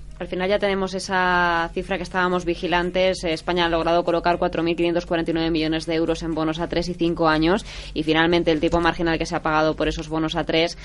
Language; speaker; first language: Spanish; native; Spanish